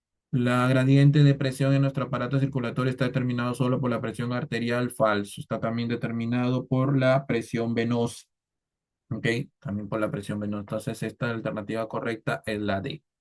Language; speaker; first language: Spanish; native; Spanish